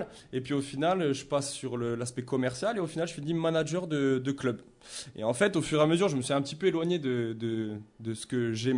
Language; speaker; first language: French; native; French